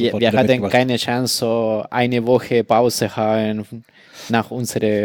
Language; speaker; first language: German; non-native, fluent; Spanish